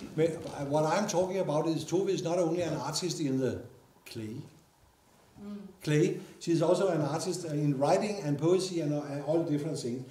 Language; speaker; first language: English; non-native, fluent; Danish